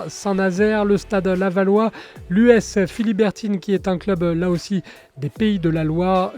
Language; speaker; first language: French; native; French